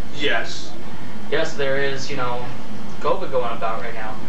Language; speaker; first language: English; native; English